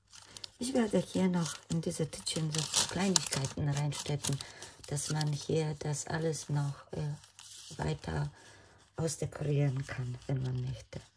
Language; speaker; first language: German; non-native, fluent; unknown